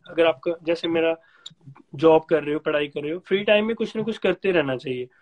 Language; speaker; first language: Hindi; non-native, local second language; Punjabi